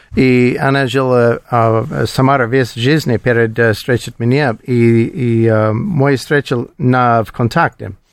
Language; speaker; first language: Russian; non-native, learner; English